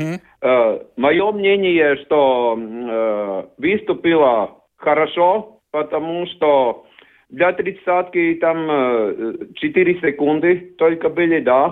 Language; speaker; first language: Russian; non-native, learner; Latvian